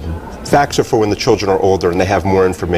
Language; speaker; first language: English; native; English